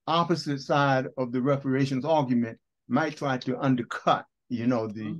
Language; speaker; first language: English; native; English